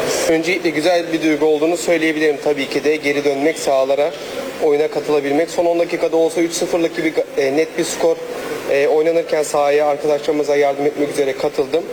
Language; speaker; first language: Turkish; native; Turkish